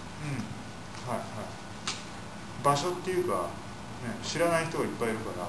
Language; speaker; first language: Japanese; native; Japanese